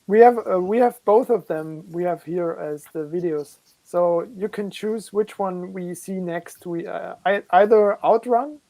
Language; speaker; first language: English; non-native, fluent; German